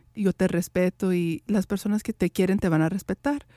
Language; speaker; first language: Spanish; native; Spanish